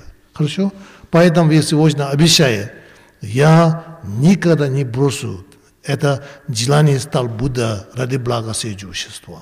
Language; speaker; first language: Russian; non-native, learner; Tibetan